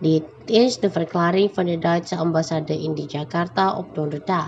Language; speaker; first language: Dutch; non-native, fluent; Indonesian